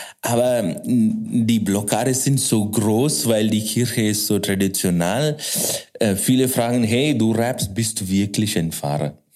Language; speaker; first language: German; non-native, fluent; Kannada